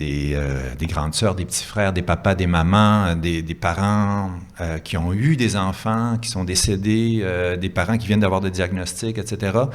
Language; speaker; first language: French; native; French